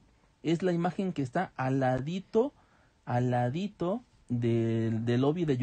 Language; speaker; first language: Spanish; native; Spanish